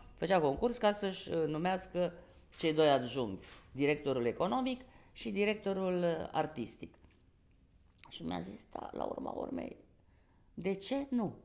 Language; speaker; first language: Romanian; native; Romanian